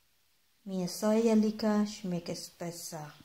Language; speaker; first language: German; non-native, fluent; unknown